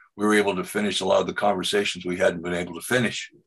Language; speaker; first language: English; native; English